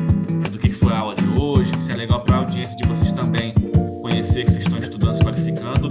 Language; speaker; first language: Portuguese; native; Portuguese